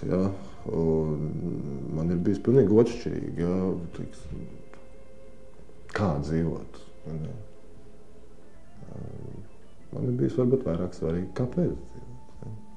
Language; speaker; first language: Latvian; native; Latvian